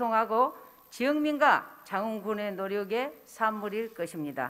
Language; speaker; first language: Korean; native; Korean